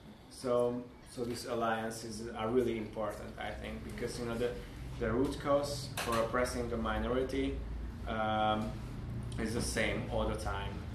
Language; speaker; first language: English; non-native, fluent; Hungarian